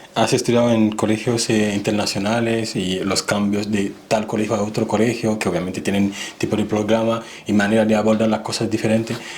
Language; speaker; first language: Spanish; non-native, fluent; Haitian Creole